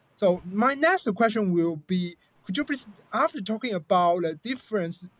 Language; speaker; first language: English; non-native, fluent; Chinese